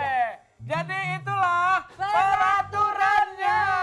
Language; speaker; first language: Indonesian; native; Indonesian